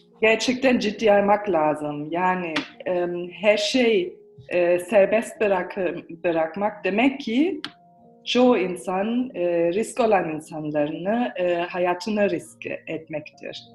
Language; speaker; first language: Turkish; early bilingual, heritage; Turkish